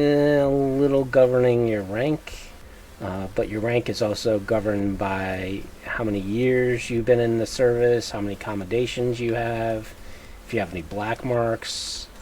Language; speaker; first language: English; native; English